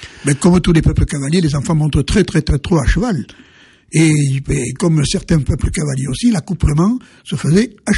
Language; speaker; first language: French; native; French